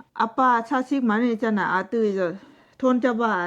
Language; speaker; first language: Korean; non-native, learner; Lao